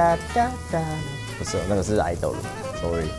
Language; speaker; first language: Chinese; native; Chinese